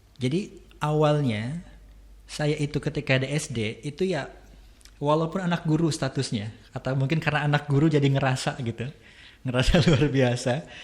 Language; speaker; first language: Indonesian; non-native, local second language; Sundanese